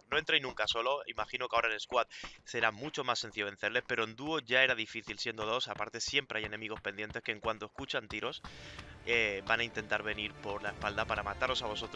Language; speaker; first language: Spanish; native; Spanish